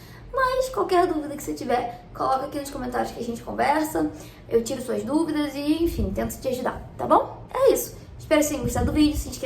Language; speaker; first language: Portuguese; native; Portuguese